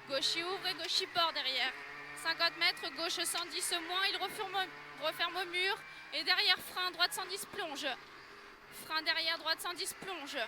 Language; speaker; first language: French; native; French